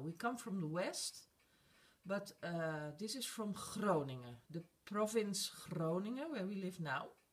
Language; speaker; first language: English; non-native, fluent; Dutch